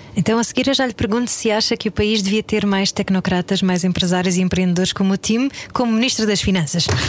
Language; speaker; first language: Portuguese; native; Portuguese